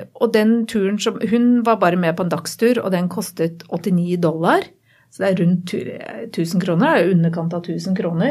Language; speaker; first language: Norwegian; native; Norwegian